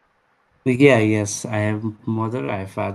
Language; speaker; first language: English; non-native, fluent; Nepali